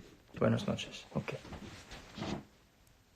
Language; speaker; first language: Spanish; non-native, learner; English